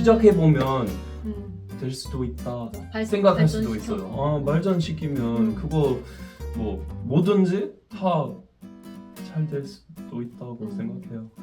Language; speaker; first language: Korean; non-native, fluent; English